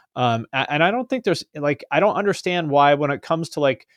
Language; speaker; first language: English; native; English